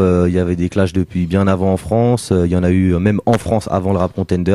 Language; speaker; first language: French; native; French